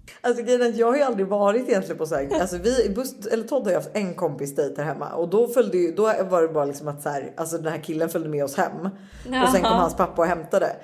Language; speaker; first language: Swedish; native; Swedish